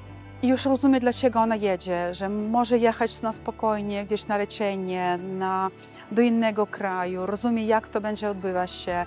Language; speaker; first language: Polish; non-native, fluent; Ukrainian